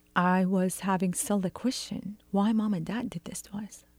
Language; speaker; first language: English; non-native, fluent; Arabic